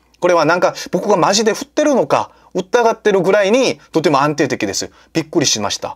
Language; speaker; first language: Japanese; non-native, fluent; Korean